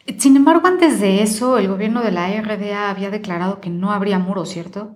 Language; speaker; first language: Spanish; native; Spanish